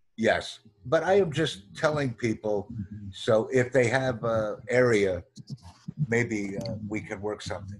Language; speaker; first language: English; native; English